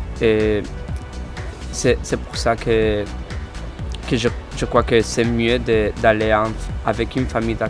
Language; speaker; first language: French; non-native, fluent; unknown